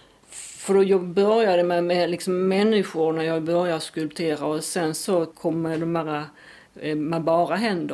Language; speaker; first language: Swedish; non-native, fluent; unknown